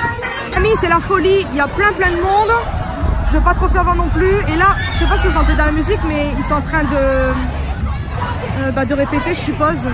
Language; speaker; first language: French; native; French